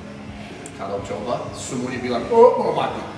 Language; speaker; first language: Indonesian; non-native, fluent; English